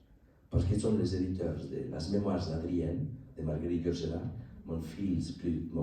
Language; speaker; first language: French; non-native, learner; Spanish